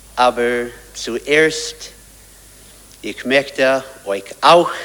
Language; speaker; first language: German; non-native, learner; English